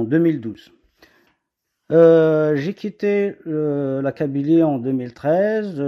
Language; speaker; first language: French; non-native, local second language; Kabyle